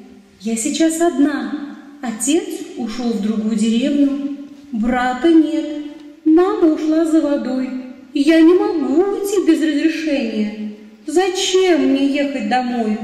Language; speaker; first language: Russian; native; Russian